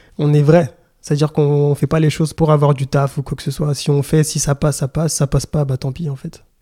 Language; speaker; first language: French; early bilingual, other home language; Lingala